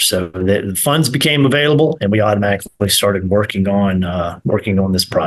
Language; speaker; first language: English; native; English